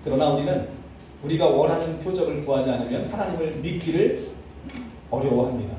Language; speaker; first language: Korean; native; Korean